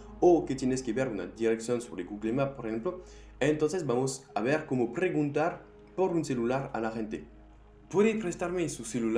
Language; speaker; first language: Spanish; non-native, fluent; French